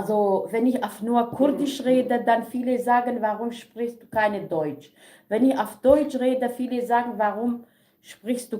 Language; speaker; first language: German; non-native, learner; Kurdish